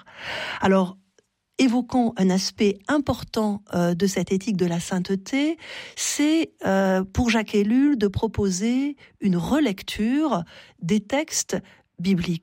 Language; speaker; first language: French; native; French